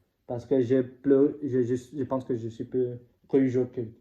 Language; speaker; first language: French; non-native, learner; English